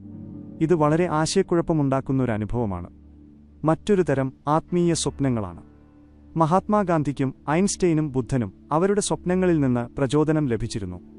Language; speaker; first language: Malayalam; native; Malayalam